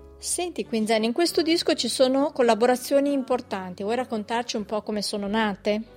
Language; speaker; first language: Italian; native; Italian